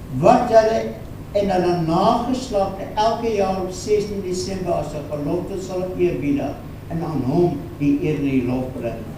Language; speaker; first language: Afrikaans; non-native, local second language; English